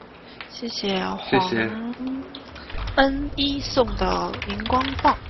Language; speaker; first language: Chinese; native; Chinese